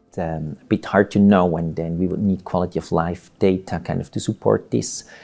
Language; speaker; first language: English; non-native, fluent; Swiss German